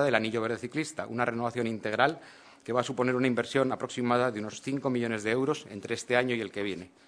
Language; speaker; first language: Spanish; native; Spanish